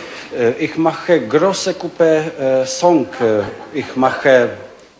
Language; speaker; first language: German; non-native, learner; Czech